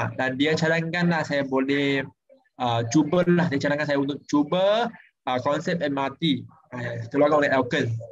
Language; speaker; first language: Malay; non-native, local second language; Chinese